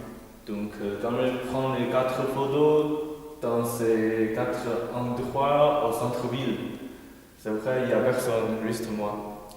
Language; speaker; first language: French; non-native, learner; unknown